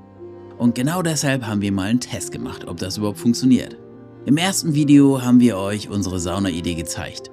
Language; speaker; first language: German; native; German